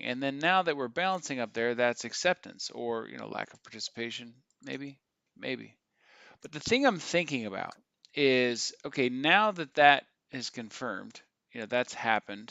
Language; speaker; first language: English; native; English